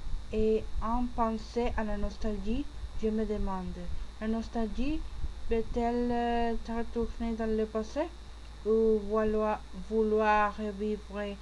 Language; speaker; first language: French; non-native, learner; Spanish